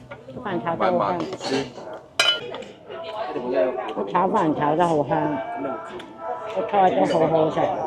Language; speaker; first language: Cantonese; native; Cantonese